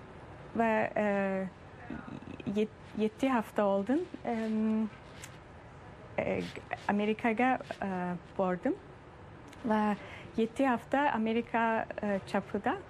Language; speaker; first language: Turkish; early bilingual, heritage; Turkish